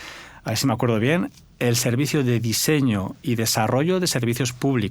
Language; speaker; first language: Spanish; native; Spanish